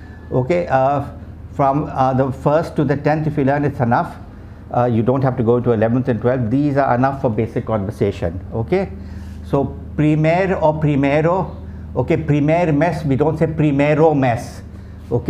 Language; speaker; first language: English; non-native, local second language; Urdu